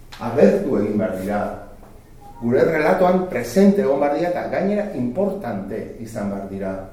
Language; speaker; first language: Basque; non-native, local second language; Spanish